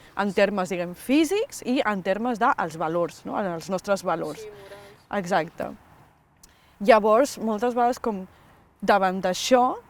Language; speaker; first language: Catalan; early bilingual, other home language; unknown